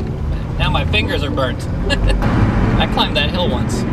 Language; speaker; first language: English; native; English